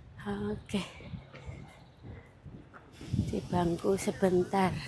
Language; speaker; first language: Indonesian; non-native, local second language; Javanese